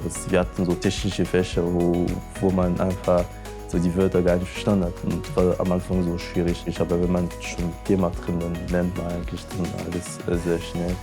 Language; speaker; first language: German; non-native, fluent; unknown